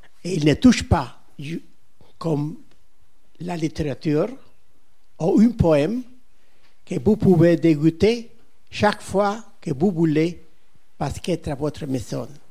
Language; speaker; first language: French; non-native, learner; Catalan